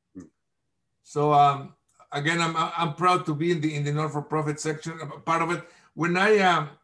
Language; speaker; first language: English; non-native, fluent; Spanish